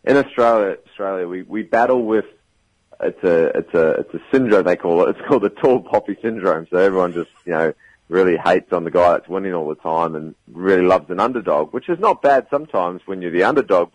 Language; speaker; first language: English; native; English